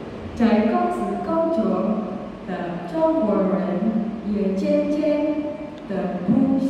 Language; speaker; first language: Chinese; non-native, learner; Indonesian